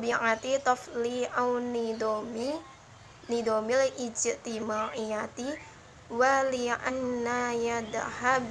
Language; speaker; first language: Arabic; non-native, learner; Indonesian